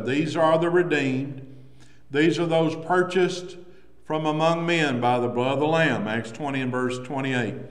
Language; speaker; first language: English; native; English